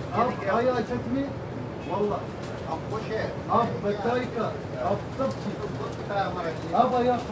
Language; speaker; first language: Hindi; non-native, learner; Arabic